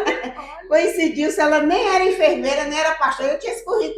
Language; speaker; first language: Portuguese; native; Portuguese